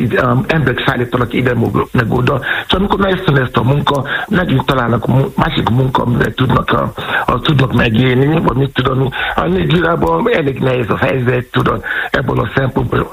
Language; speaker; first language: Hungarian; non-native, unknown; Yoruba